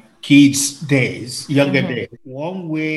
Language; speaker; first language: English; non-native, local second language; Yoruba